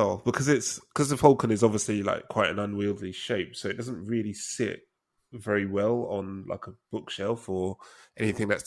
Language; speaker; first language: English; native; English